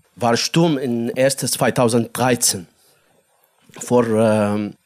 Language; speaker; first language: German; non-native, learner; Arabic